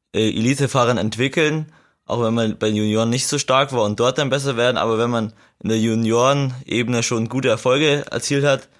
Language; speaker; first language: German; native; German